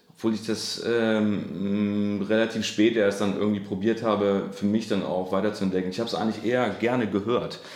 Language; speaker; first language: German; native; German